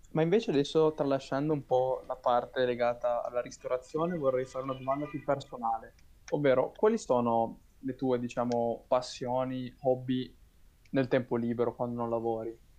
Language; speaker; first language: Italian; native; Italian